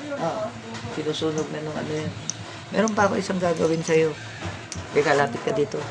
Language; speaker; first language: Filipino; non-native, local second language; Iloko